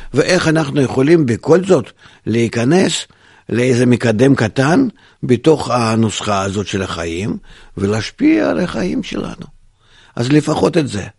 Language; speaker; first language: Hebrew; non-native, fluent; Russian